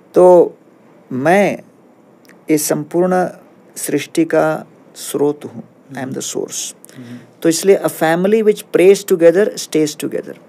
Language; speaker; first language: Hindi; non-native, local second language; Tamil